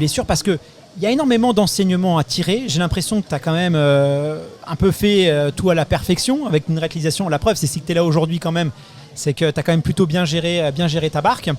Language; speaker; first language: French; native; French